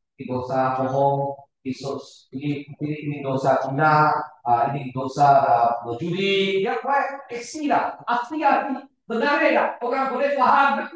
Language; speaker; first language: Malay; non-native, local second language; Chinese